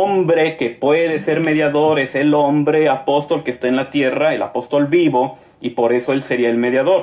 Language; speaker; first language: Spanish; native; Spanish